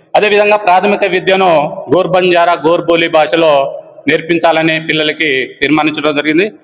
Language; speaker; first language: Telugu; non-native, local second language; Lambadi